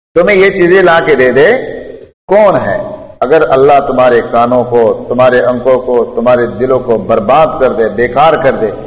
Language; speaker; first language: Urdu; non-native, local second language; Pashto